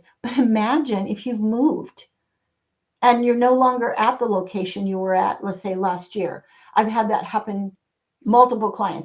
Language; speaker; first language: English; native; English